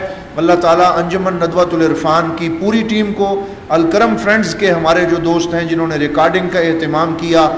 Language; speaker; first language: Urdu; native; Urdu